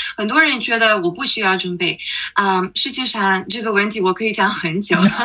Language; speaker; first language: Chinese; non-native, fluent; Russian